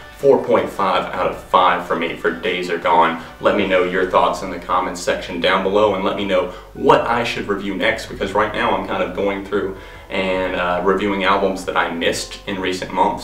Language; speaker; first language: English; native; English